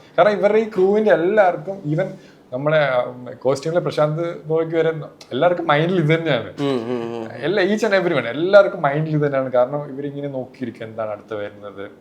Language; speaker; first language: Malayalam; native; Malayalam